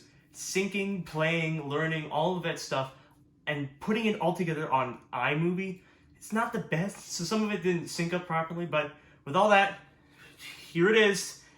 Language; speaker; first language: English; native; English